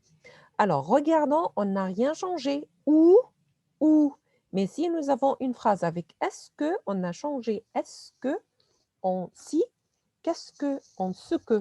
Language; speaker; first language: French; non-native, fluent; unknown